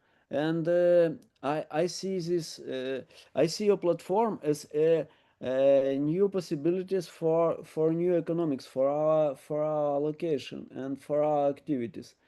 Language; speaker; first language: English; non-native, learner; Ukrainian